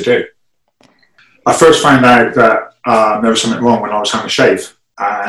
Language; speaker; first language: English; native; English